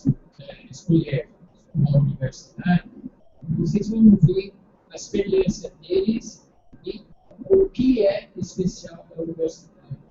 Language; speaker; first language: Portuguese; non-native, fluent; English